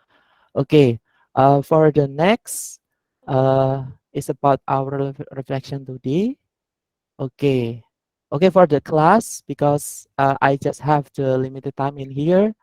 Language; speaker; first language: English; non-native, learner; Indonesian